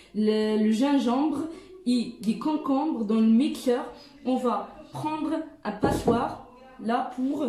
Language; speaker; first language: French; non-native, local second language; Arabic